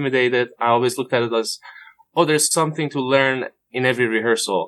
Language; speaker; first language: English; non-native, fluent; Persian